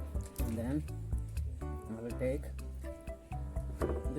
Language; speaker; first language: English; non-native, learner; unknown